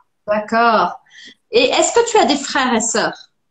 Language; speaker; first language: French; non-native, fluent; Portuguese